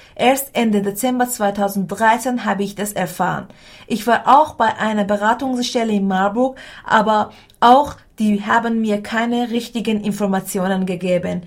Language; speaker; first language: German; non-native, fluent; Persian